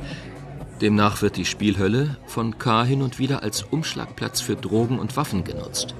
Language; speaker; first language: German; native; German